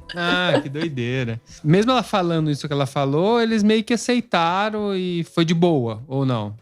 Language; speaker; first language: Portuguese; native; Portuguese